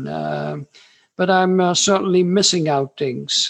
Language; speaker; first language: English; non-native, fluent; Dutch